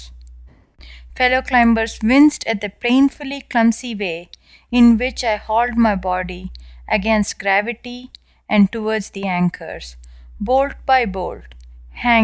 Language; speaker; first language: English; non-native, local second language; Tamil